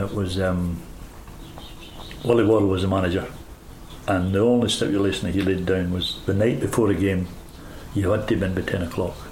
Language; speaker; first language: English; native; English